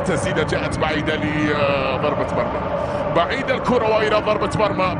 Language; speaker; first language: Arabic; native; Arabic